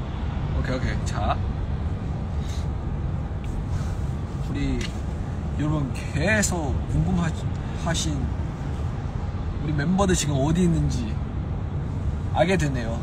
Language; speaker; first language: Korean; non-native, fluent; Chinese